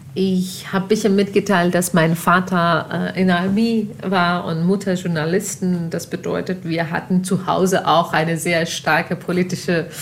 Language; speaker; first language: German; non-native, fluent; Urdu